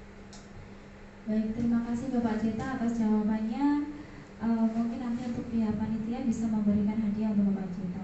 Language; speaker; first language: Indonesian; native; Indonesian